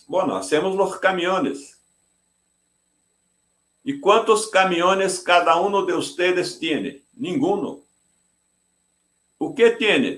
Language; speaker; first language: Spanish; non-native, fluent; Portuguese